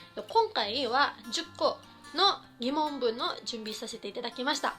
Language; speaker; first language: Japanese; non-native, fluent; Filipino